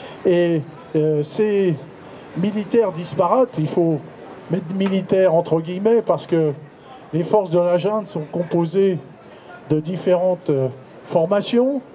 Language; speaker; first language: French; native; French